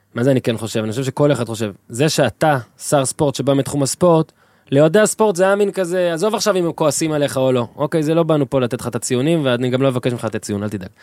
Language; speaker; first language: Hebrew; native; Hebrew